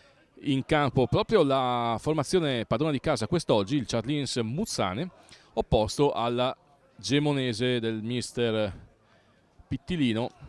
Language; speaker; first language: Italian; native; Italian